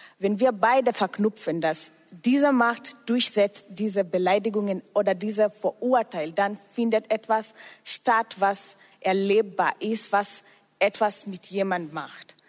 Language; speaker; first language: German; non-native, fluent; Swahili